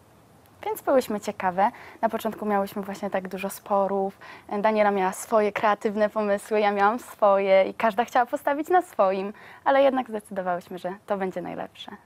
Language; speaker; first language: Polish; native; Polish